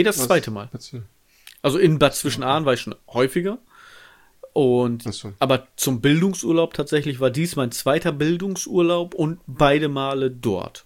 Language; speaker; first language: German; native; German